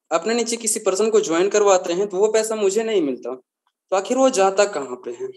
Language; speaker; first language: Hindi; native; Hindi